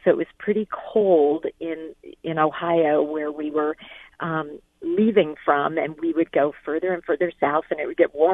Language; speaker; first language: English; native; English